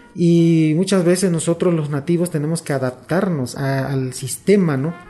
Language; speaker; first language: Spanish; non-native, local second language; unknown